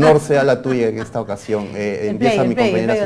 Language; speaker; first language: Spanish; native; Spanish